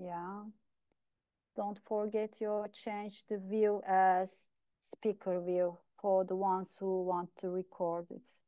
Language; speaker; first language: English; non-native, learner; Turkish